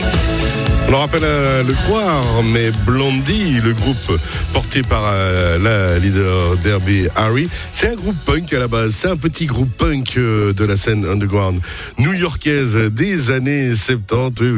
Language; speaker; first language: French; native; French